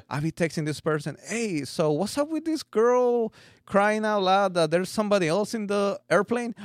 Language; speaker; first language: English; early bilingual, other home language; Spanish